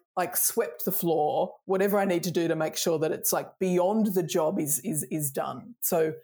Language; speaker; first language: English; native; English